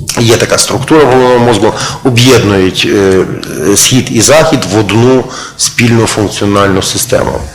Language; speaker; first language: Ukrainian; native; Ukrainian